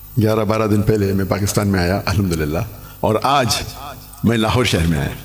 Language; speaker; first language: Urdu; non-native, local second language; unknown